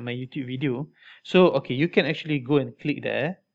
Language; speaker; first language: English; non-native, local second language; Malay